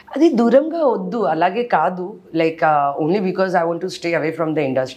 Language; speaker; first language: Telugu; non-native, learner; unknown